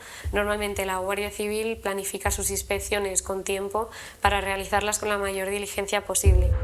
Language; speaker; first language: Spanish; native; Spanish